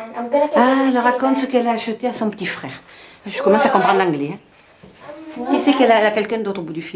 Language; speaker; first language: French; native; French